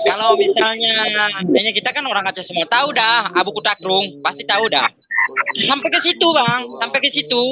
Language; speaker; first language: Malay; non-native, local second language; Achinese